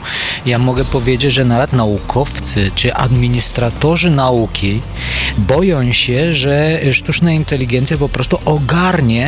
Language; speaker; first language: Polish; non-native, fluent; Bulgarian